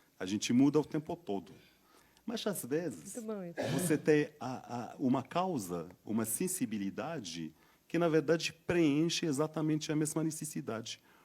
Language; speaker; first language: Portuguese; non-native, fluent; Berber languages